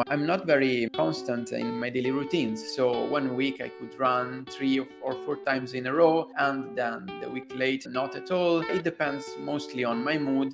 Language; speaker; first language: English; non-native, fluent; Italian